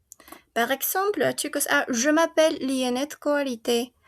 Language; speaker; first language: French; non-native, fluent; Spanish